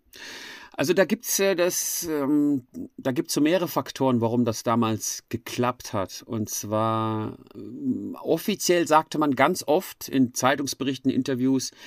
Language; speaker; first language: German; native; German